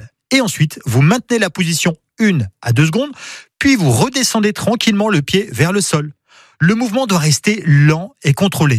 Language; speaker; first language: French; native; French